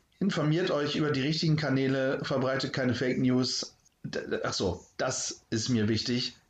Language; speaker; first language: German; native; German